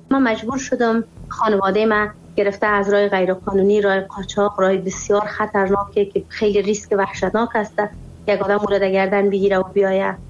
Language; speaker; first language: Persian; native; Persian